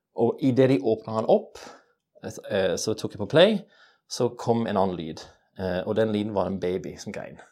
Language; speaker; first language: Norwegian; non-native, fluent; English